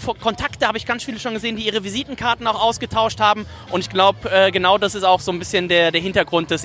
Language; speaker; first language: German; native; German